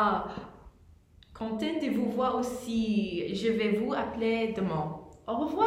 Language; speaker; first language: French; non-native, learner; English